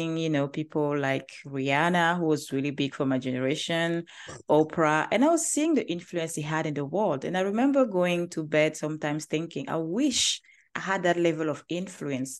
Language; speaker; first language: English; non-native, local second language; French